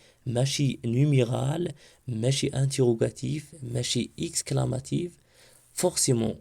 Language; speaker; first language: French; non-native, local second language; Arabic